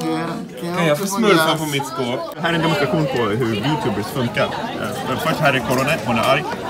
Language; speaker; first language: Swedish; native; Swedish